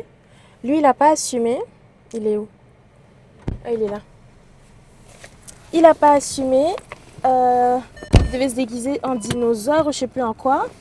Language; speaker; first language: French; native; French